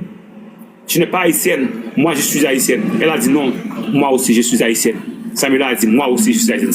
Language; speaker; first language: French; non-native, local second language; Haitian Creole